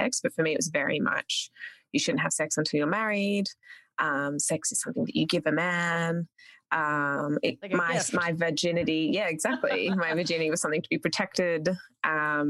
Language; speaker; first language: English; native; English